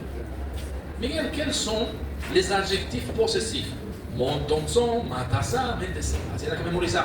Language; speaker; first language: French; non-native, fluent; Spanish